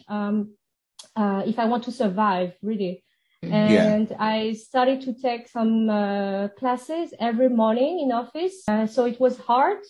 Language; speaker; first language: English; non-native, fluent; French